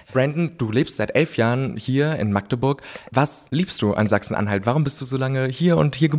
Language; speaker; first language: German; native; German